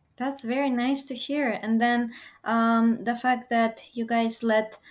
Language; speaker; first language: English; non-native, fluent; Uzbek